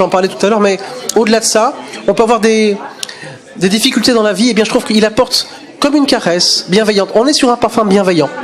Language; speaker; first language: French; native; French